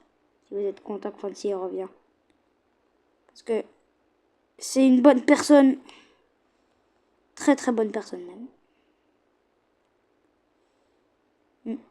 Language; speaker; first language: French; native; French